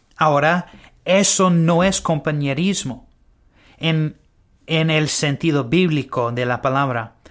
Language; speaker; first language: Spanish; non-native, learner; English